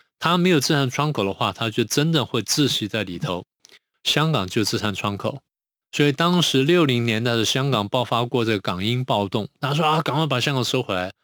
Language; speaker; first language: Chinese; native; Chinese